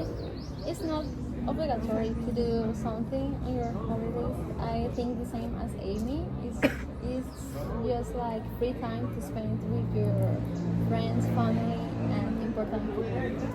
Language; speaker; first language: English; non-native, learner; Spanish